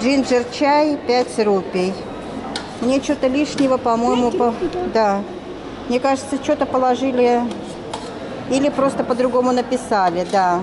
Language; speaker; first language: Russian; native; Russian